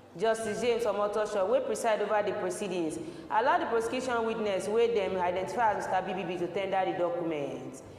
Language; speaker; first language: Nigerian Pidgin; non-native, local second language; Yoruba